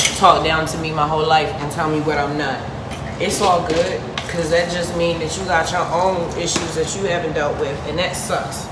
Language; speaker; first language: English; native; English